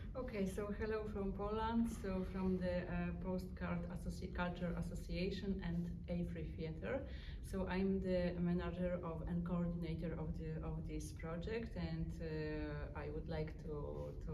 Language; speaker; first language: English; non-native, learner; Polish